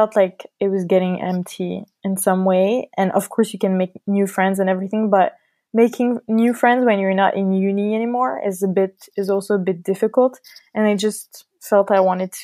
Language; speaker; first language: English; non-native, fluent; French